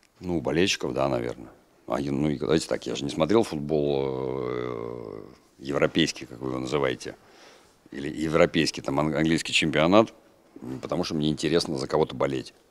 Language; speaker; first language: Russian; native; Russian